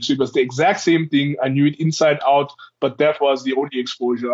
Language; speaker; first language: English; native; English